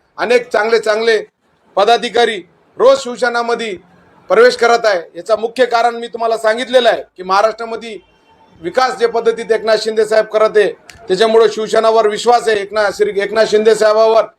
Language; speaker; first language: Marathi; non-native, local second language; Urdu